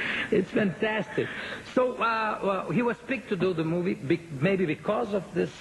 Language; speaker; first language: English; non-native, fluent; Portuguese